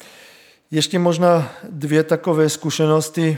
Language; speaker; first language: Czech; non-native, fluent; German